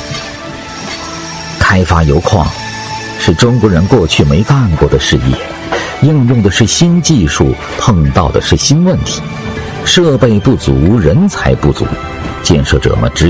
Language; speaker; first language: Chinese; native; Chinese